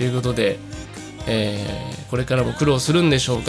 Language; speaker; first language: Japanese; native; Japanese